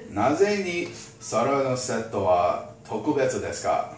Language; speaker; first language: Japanese; non-native, learner; English